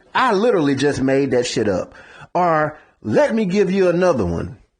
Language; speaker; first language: English; native; English